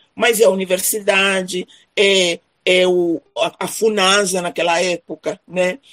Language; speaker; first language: Portuguese; non-native, fluent; Spanish